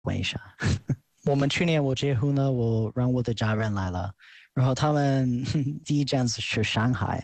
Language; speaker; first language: Chinese; non-native, fluent; English